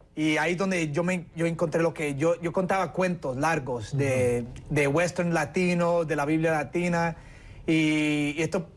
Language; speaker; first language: Spanish; early bilingual, heritage; Spanish